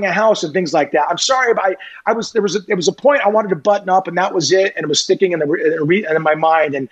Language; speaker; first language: English; native; English